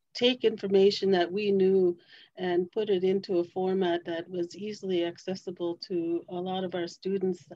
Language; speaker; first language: English; native; English